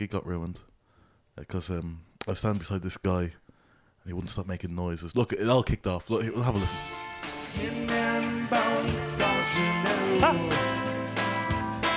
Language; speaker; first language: English; native; English